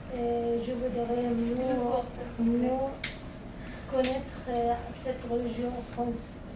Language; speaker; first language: French; non-native, learner; Arabic